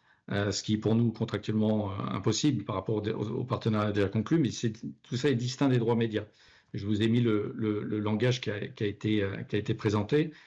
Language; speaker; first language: French; native; French